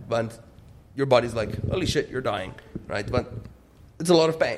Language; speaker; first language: English; non-native, local second language; Afrikaans